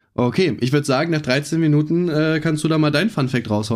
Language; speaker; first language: German; native; German